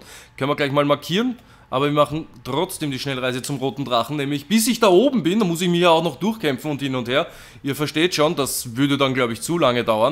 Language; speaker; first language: German; native; German